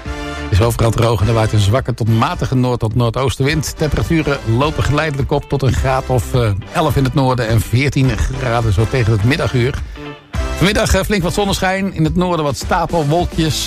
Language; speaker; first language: Dutch; native; Dutch